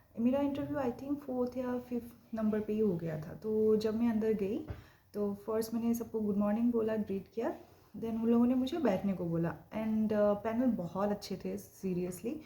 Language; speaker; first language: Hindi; non-native, local second language; Assamese